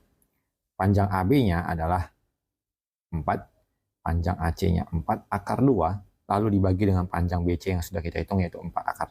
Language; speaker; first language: Indonesian; native; Indonesian